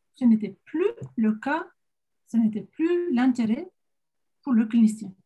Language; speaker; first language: French; non-native, fluent; Turkish